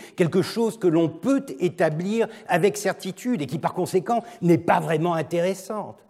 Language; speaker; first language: French; non-native, fluent; Turkish